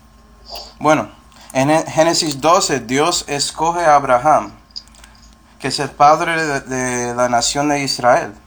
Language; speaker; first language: Spanish; non-native, fluent; English